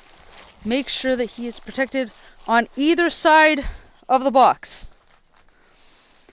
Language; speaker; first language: English; native; English